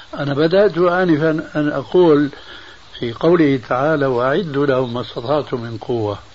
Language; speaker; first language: Arabic; early bilingual, other home language; Albanian